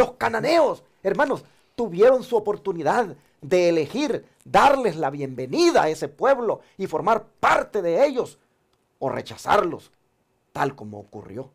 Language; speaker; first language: Spanish; native; Spanish